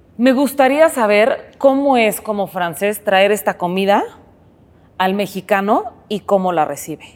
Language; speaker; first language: Spanish; native; Spanish